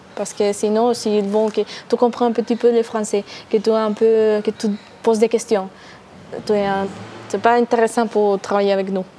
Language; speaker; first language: French; non-native, learner; Spanish